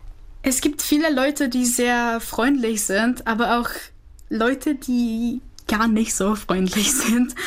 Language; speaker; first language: German; non-native, fluent; Czech